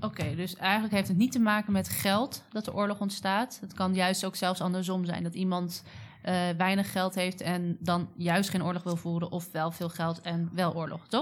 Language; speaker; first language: Dutch; native; Dutch